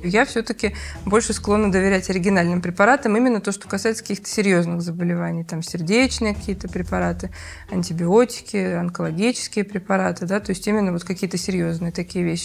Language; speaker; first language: Russian; native; Russian